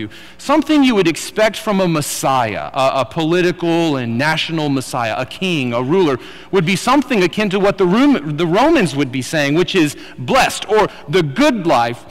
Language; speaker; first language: English; native; English